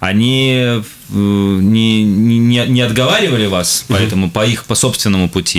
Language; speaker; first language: Russian; native; Russian